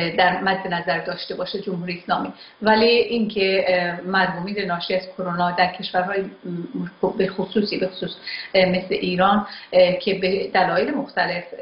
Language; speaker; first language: Persian; non-native, local second language; Azerbaijani